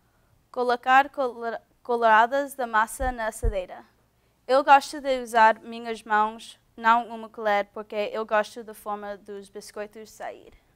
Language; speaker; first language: Portuguese; non-native, learner; English